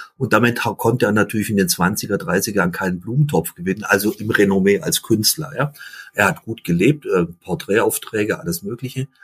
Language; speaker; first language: German; early bilingual, other home language; Dutch